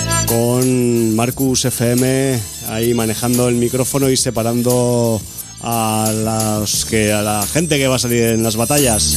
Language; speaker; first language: Spanish; native; Spanish